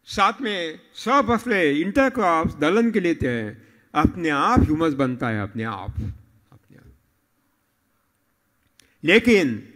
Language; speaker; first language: Hindi; non-native, local second language; Marathi